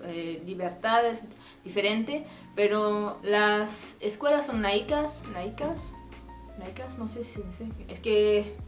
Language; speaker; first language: Spanish; non-native, learner; French